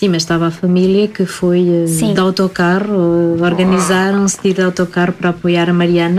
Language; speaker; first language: Portuguese; native; Portuguese